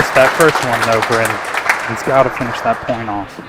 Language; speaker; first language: English; native; English